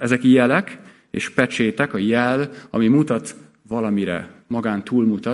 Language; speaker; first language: Hungarian; native; Hungarian